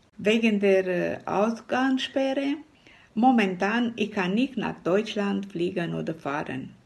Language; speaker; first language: German; non-native, fluent; Romanian